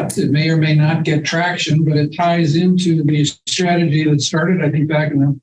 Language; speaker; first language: English; native; English